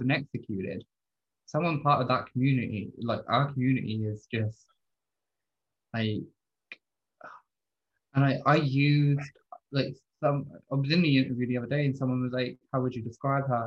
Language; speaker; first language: English; native; English